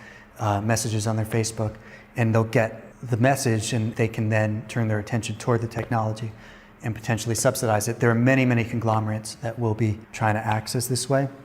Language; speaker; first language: English; native; English